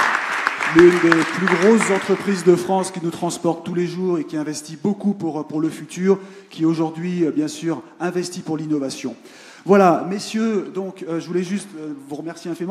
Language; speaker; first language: French; native; French